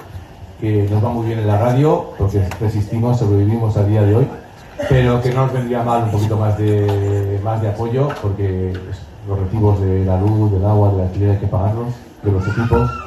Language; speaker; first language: Spanish; native; Spanish